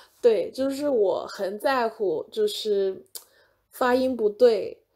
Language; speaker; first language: Chinese; non-native, fluent; English